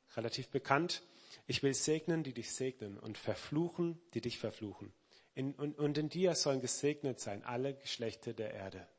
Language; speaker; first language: German; native; German